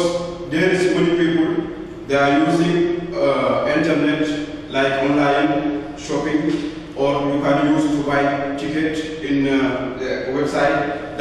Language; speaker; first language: English; non-native, learner; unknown